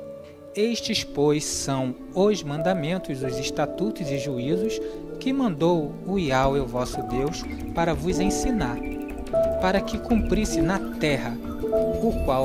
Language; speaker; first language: Portuguese; native; Portuguese